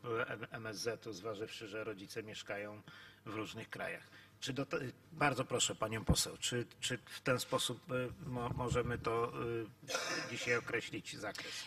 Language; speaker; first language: Polish; native; Polish